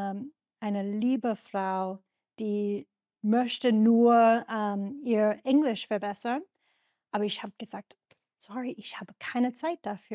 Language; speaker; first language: German; non-native, learner; English